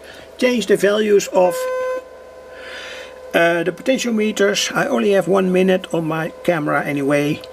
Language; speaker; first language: English; non-native, fluent; Dutch